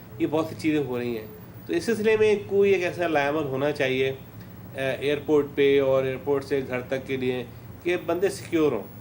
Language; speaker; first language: Urdu; native; Urdu